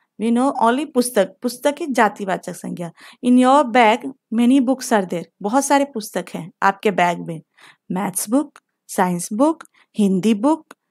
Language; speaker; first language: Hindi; non-native, local second language; Telugu